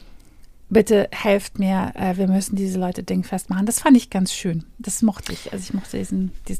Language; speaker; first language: German; native; German